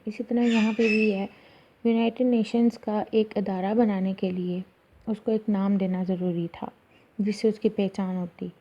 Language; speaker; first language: Urdu; non-native, local second language; Punjabi